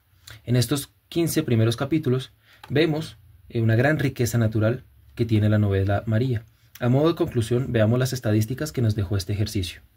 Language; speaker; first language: Spanish; native; Spanish